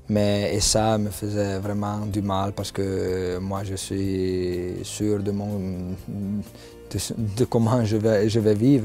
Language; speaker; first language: French; non-native, local second language; Italian